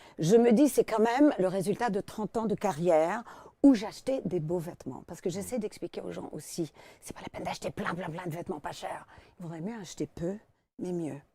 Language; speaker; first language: French; non-native, fluent; English